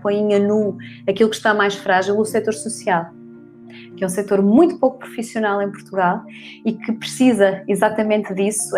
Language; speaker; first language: Portuguese; native; Portuguese